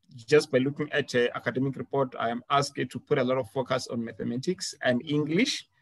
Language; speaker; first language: English; non-native, local second language; Venda